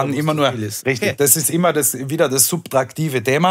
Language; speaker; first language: German; native; German